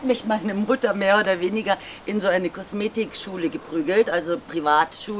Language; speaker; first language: German; native; German